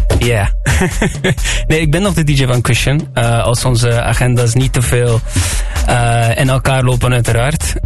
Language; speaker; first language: Dutch; native; Dutch